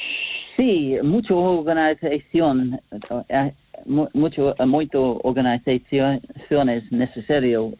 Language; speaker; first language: Spanish; non-native, learner; English